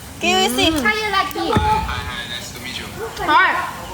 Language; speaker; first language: English; non-native, learner; Thai